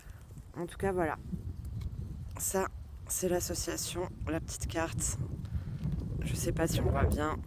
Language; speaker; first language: French; native; French